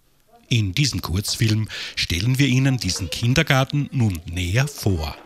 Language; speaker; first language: German; native; German